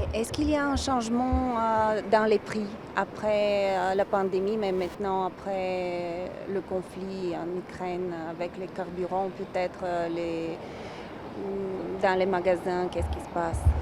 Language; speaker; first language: French; non-native, fluent; Bulgarian